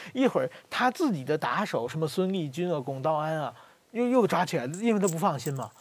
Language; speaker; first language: Chinese; native; Chinese